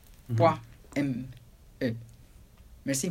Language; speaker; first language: French; non-native, learner; Spanish